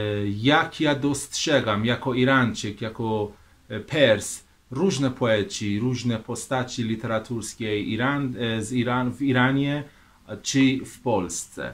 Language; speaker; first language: Polish; non-native, fluent; Persian